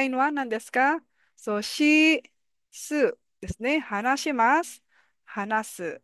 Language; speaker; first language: Japanese; non-native, fluent; Filipino